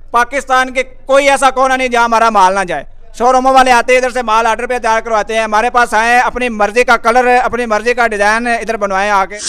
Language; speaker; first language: Urdu; non-native, local second language; Punjabi